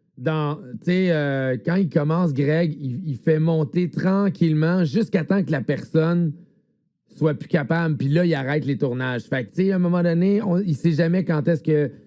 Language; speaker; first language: French; native; French